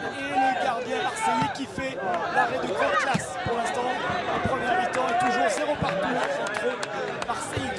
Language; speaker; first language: French; native; French